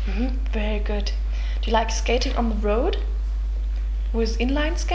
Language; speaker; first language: English; non-native, fluent; German